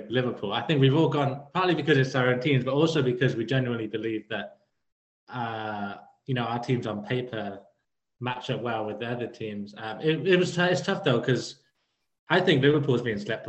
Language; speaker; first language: English; native; English